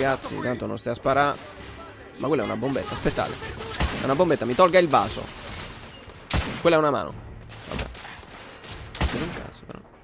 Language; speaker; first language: Italian; native; Italian